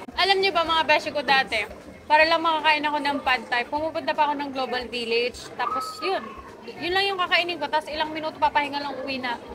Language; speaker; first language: Filipino; native; Filipino